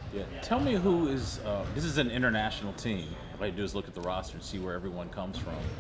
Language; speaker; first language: English; native; English